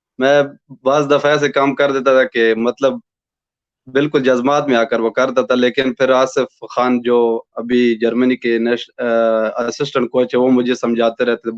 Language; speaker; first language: Urdu; non-native, local second language; Pashto